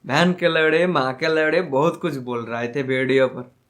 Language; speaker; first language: Hindi; non-native, local second language; Bangla